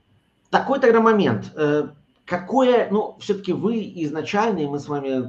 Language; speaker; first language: Russian; native; Russian